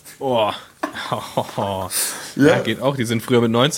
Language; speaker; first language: German; native; German